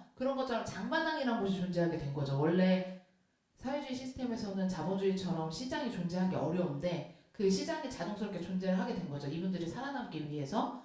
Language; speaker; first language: Korean; native; Korean